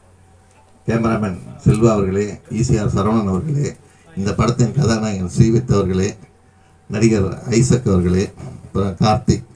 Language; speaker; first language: Tamil; native; Tamil